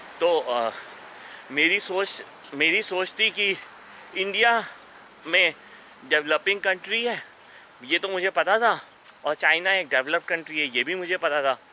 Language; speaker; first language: Hindi; native; Hindi